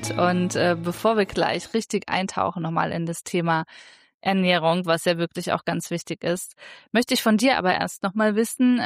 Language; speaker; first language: German; native; German